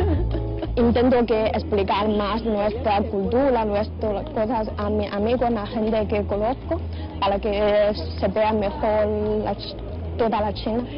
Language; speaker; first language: Spanish; non-native, learner; Chinese